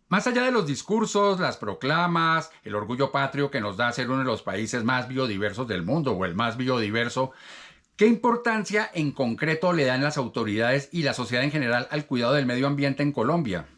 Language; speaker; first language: Spanish; native; Spanish